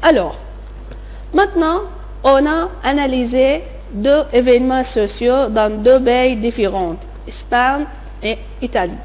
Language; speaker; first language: French; non-native, fluent; Arabic